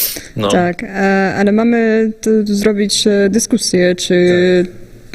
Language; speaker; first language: Polish; non-native, fluent; Russian